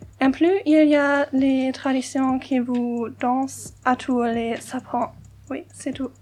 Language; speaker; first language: French; non-native, learner; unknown